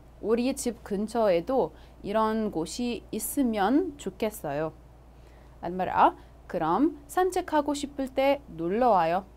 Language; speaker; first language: Korean; non-native, fluent; Arabic